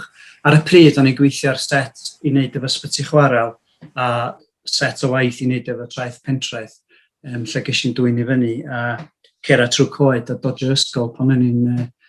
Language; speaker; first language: Welsh; native; Welsh